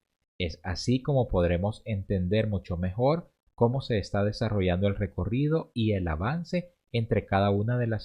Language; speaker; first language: Spanish; native; Spanish